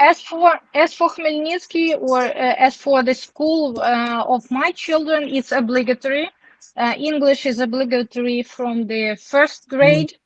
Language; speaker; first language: English; non-native, learner; Ukrainian